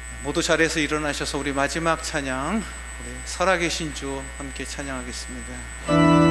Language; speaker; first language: Korean; native; Korean